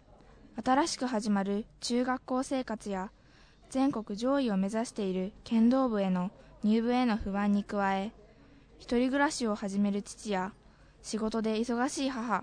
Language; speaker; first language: Japanese; native; Japanese